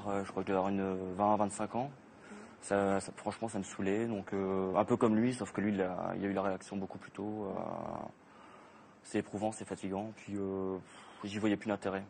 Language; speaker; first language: French; native; French